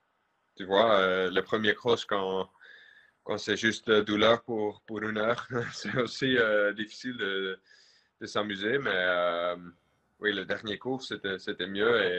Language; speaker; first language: French; non-native, local second language; Dutch